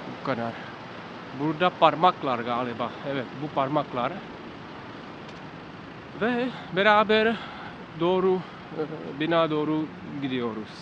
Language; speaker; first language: Turkish; non-native, learner; Czech